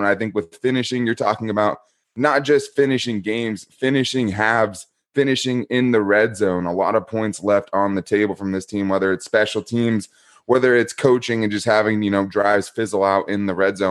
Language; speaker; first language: English; native; English